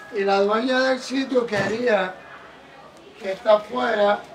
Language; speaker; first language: Spanish; native; Spanish